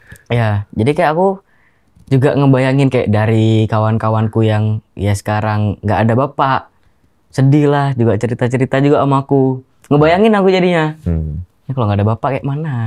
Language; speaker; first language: Indonesian; non-native, local second language; Javanese